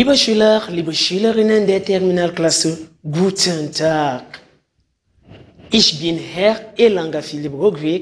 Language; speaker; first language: German; non-native, fluent; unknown